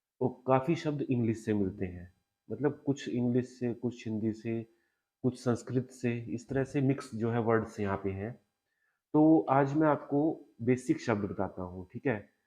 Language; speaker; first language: Hindi; native; Hindi